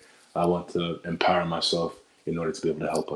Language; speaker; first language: English; native; English